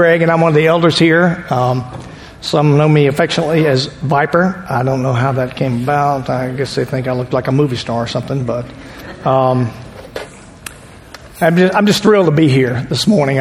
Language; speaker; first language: English; native; English